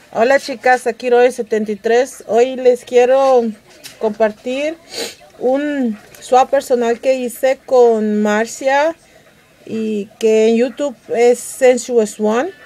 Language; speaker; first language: Spanish; early bilingual, heritage; Spanish